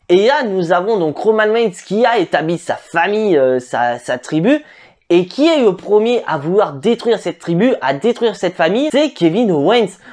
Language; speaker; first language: French; native; French